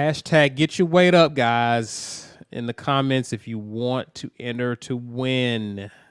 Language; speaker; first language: English; native; English